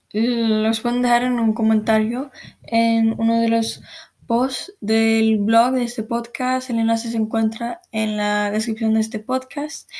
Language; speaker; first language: Spanish; early bilingual, heritage; Spanish